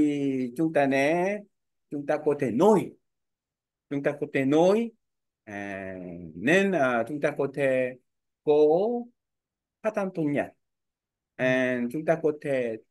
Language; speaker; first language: Vietnamese; non-native, learner; Korean